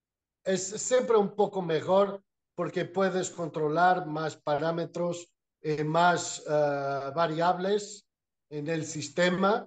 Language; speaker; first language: Spanish; non-native, fluent; Portuguese